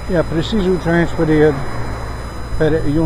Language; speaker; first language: Portuguese; non-native, learner; English